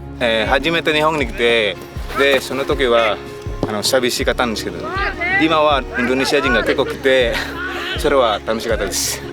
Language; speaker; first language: Japanese; non-native, learner; Indonesian